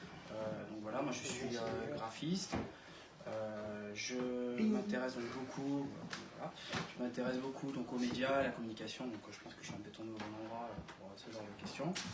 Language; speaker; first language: French; native; French